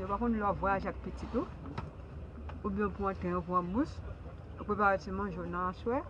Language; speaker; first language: French; non-native, learner; Haitian Creole